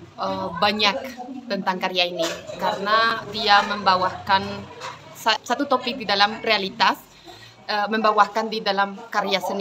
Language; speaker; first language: Indonesian; non-native, fluent; Spanish